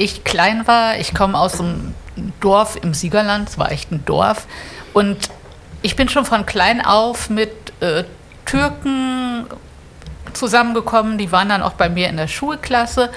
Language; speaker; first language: German; native; German